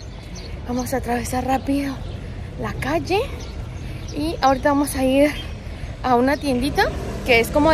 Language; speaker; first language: Spanish; native; Spanish